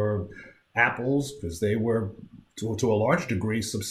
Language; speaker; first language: English; native; English